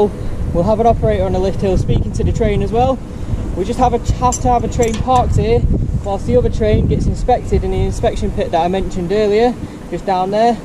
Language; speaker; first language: English; native; English